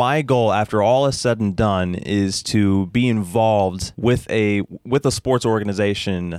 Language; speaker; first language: English; native; English